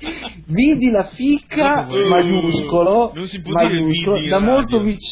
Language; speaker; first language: Italian; native; Italian